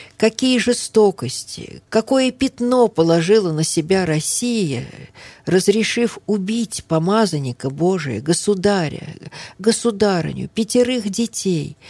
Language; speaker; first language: Russian; early bilingual, heritage; Russian